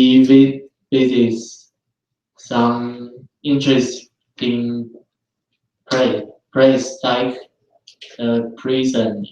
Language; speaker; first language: English; non-native, fluent; Chinese